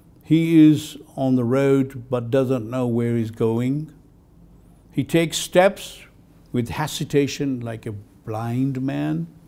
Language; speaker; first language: English; non-native, fluent; Turkish